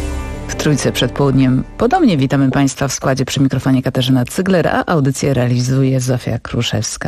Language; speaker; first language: Polish; native; Polish